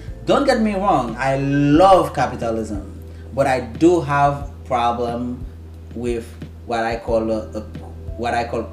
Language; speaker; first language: English; non-native, fluent; Haitian Creole